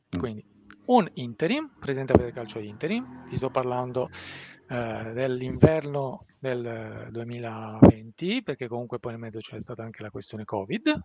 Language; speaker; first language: Italian; early bilingual, other home language; Persian